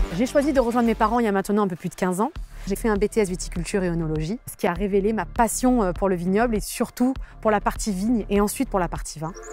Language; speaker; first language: French; native; French